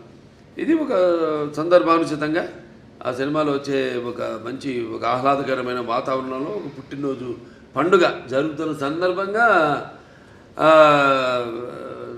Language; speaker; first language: Telugu; native; Telugu